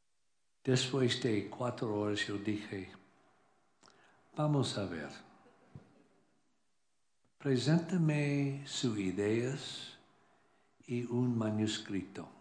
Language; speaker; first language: Spanish; non-native, learner; English